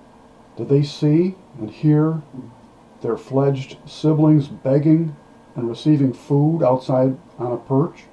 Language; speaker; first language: English; native; English